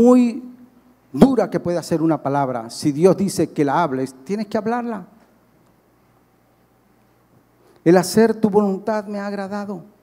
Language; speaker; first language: Spanish; native; Spanish